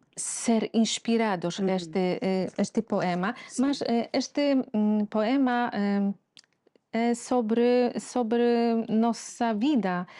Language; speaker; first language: Portuguese; non-native, fluent; Polish